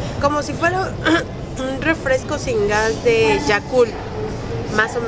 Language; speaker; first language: Spanish; native; Spanish